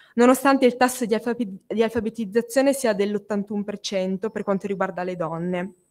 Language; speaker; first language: Italian; native; Italian